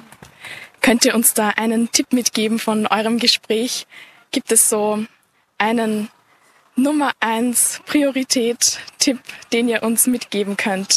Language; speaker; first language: German; native; German